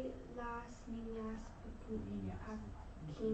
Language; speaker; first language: Spanish; non-native, learner; English